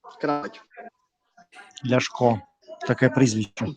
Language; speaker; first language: Ukrainian; non-native, learner; Russian